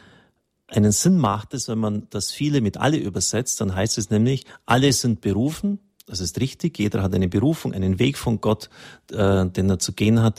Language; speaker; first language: German; native; German